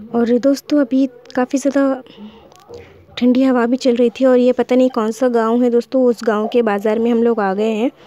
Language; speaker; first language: Hindi; non-native, local second language; Urdu